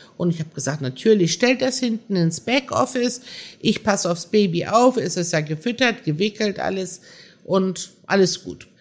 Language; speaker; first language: German; early bilingual, other home language; Persian